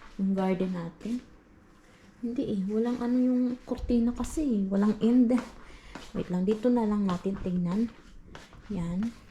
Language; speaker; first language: Filipino; non-native, local second language; Cebuano